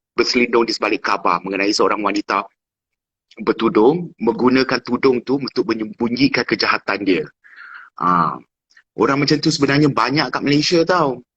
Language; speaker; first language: Malay; non-native, fluent; English